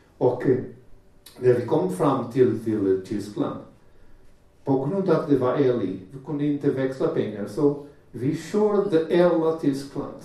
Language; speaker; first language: Swedish; non-native, fluent; Portuguese